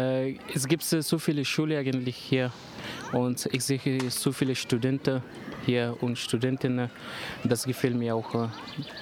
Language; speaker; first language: German; non-native, learner; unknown